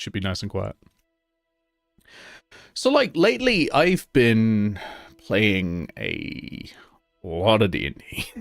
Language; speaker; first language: English; native; English